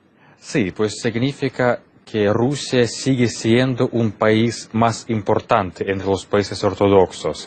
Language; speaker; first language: Spanish; non-native, fluent; Russian